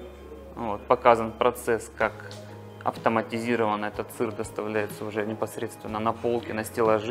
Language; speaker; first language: Russian; native; Russian